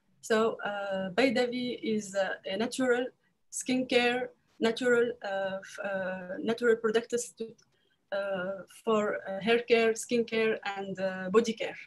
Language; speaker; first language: English; non-native, learner; French